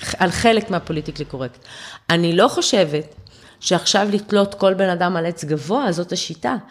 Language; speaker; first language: Hebrew; early bilingual, other home language; German